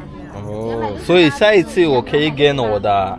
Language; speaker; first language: Chinese; non-native, learner; Rundi